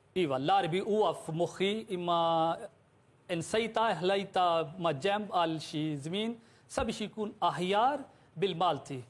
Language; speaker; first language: Maltese; non-native, fluent; Urdu